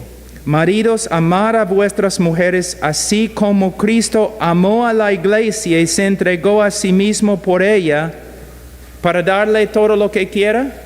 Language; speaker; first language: Spanish; non-native, fluent; English